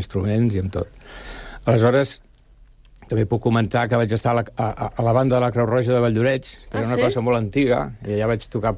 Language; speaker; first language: Catalan; native; Catalan